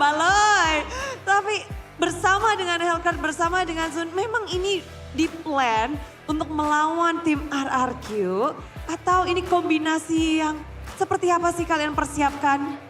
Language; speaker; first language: Indonesian; native; Indonesian